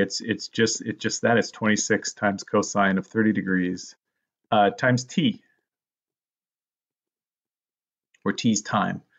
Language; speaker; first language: English; native; English